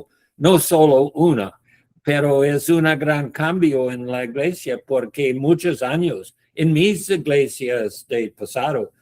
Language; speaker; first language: Spanish; non-native, learner; English